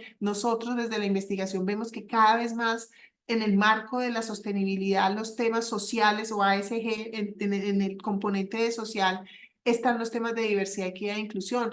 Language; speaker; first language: Spanish; native; Spanish